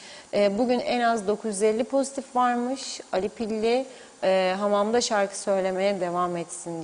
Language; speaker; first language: Turkish; native; Turkish